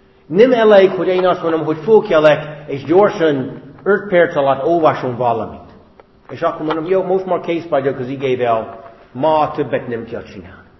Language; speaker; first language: Hungarian; non-native, fluent; English